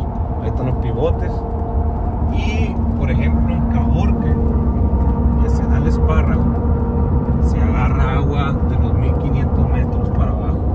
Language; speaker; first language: Spanish; native; Spanish